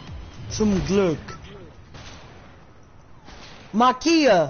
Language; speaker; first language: German; non-native, learner; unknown